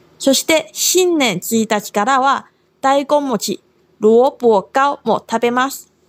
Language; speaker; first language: Japanese; non-native, fluent; Chinese